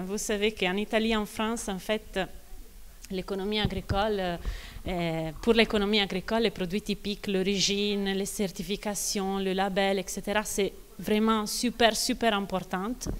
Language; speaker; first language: French; non-native, fluent; Italian